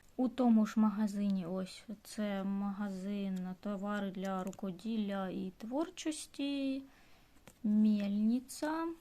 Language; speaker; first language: Ukrainian; non-native, local second language; Russian